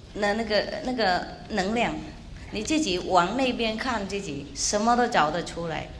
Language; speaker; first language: Chinese; non-native, fluent; Vietnamese